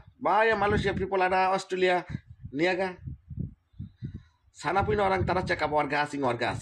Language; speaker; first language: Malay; non-native, learner; Bangla